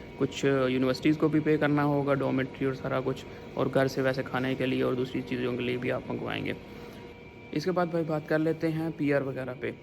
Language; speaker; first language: Urdu; non-native, local second language; Punjabi